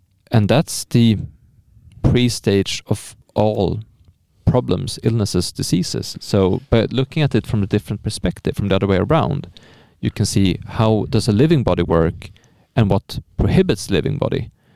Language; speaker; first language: English; non-native, fluent; Swedish